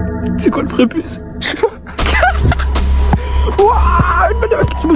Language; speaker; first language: French; native; French